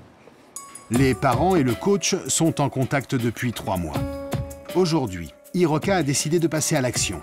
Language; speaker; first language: French; native; French